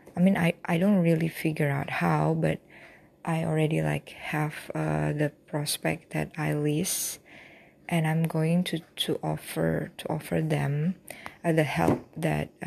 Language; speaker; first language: English; non-native, fluent; Indonesian